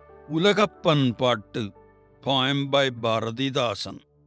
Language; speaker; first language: English; non-native, local second language; Tamil